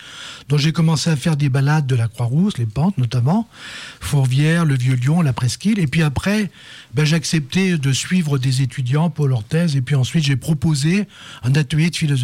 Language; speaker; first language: French; native; French